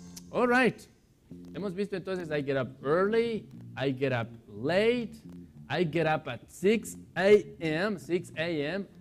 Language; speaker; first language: English; non-native, fluent; Spanish